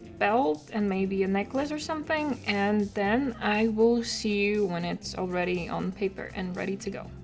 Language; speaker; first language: English; non-native, fluent; Polish